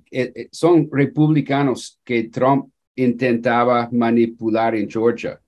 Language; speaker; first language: Spanish; non-native, fluent; English